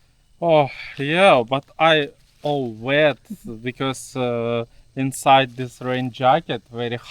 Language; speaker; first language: English; non-native, learner; Russian